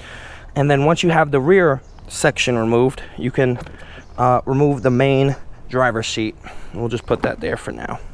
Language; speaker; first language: English; native; English